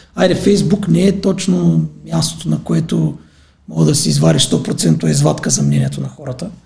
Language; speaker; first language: Bulgarian; native; Bulgarian